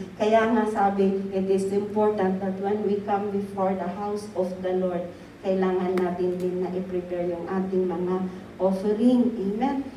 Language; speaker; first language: Filipino; native; Filipino